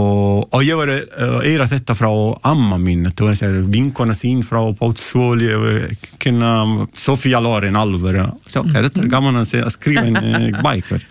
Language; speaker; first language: Icelandic; non-native, learner; Italian